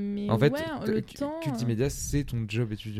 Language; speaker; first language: French; native; French